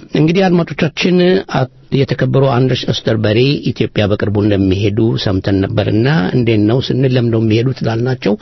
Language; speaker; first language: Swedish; non-native, fluent; Amharic